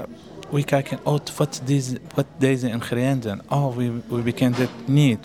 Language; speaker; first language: Dutch; non-native, learner; Arabic